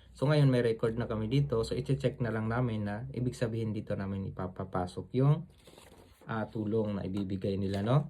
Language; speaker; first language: Filipino; native; Filipino